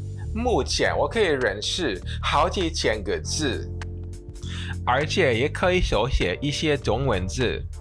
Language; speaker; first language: Chinese; non-native, fluent; English